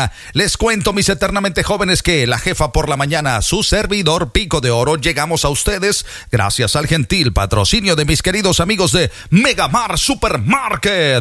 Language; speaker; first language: Spanish; native; Spanish